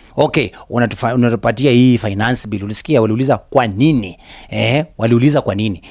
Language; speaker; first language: Swahili; non-native, local second language; Luyia